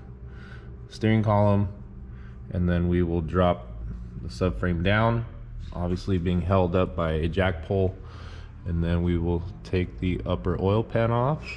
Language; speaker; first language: English; native; English